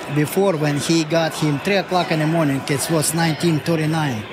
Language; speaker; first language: English; non-native, learner; Ukrainian